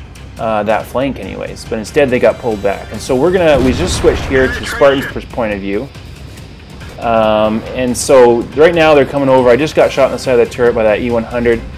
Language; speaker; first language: English; native; English